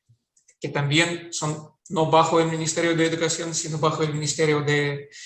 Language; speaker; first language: Spanish; non-native, fluent; Russian